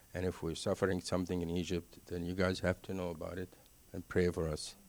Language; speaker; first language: English; non-native, fluent; Arabic